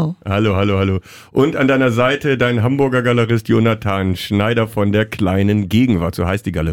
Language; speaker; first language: German; native; German